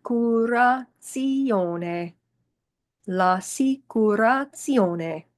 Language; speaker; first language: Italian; non-native, fluent; English